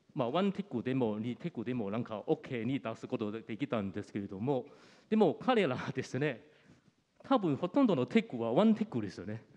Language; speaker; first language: Japanese; non-native, fluent; Malay